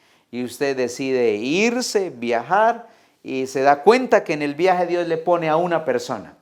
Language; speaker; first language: Spanish; native; Spanish